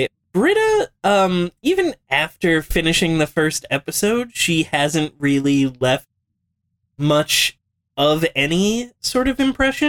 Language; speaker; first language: English; native; English